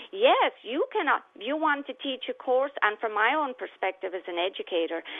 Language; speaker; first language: English; native; English